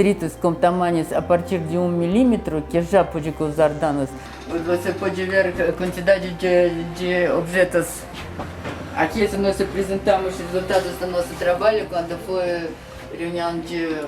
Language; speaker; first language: Portuguese; non-native, fluent; Russian